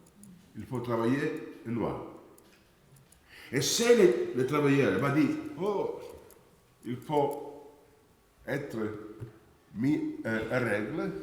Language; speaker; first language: French; non-native, fluent; Italian